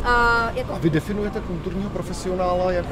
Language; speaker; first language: Czech; native; Czech